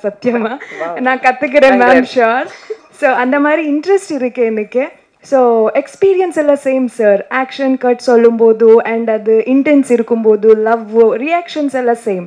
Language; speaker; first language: Tamil; non-native, learner; Kannada